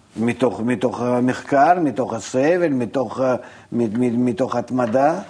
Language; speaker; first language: Hebrew; non-native, fluent; Russian